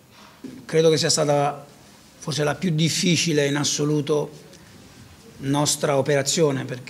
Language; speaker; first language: Italian; native; Italian